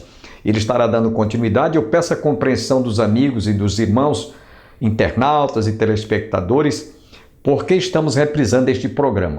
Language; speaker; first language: Portuguese; native; Portuguese